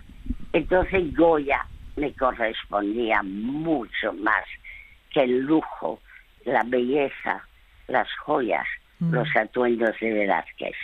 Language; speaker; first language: Spanish; early bilingual, other home language; French